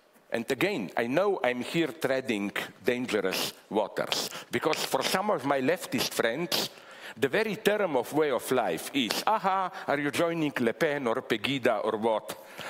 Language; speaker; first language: English; non-native, fluent; Slovenian